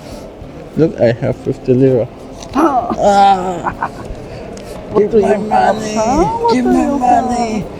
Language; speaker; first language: English; non-native, learner; Turkish